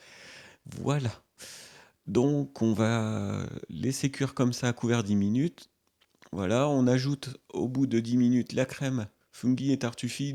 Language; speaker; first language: French; native; French